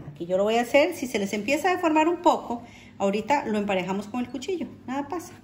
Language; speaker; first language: Spanish; native; Spanish